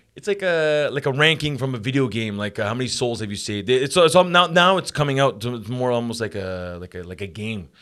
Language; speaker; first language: English; native; English